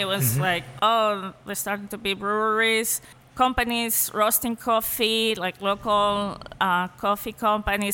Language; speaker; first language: English; non-native, fluent; Spanish